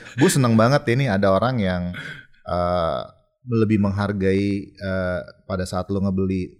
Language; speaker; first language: Indonesian; native; Indonesian